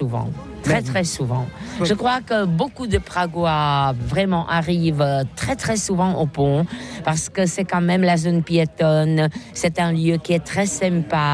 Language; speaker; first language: French; non-native, fluent; Czech